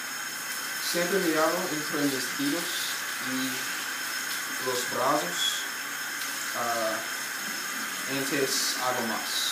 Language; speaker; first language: Spanish; non-native, learner; English